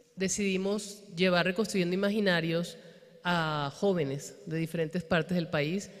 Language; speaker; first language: Spanish; native; Spanish